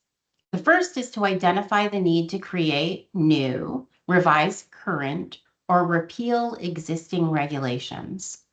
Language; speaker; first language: English; native; English